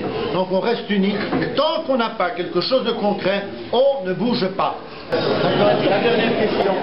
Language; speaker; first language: French; native; French